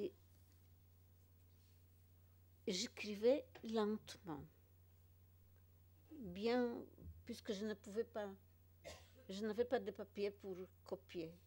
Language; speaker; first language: French; non-native, fluent; Polish